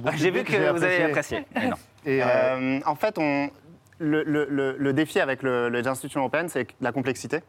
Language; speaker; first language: French; native; French